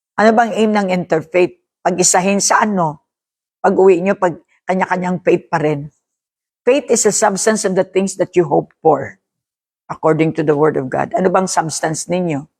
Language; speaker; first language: Filipino; non-native, local second language; Hiligaynon